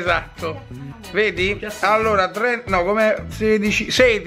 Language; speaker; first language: Italian; native; Italian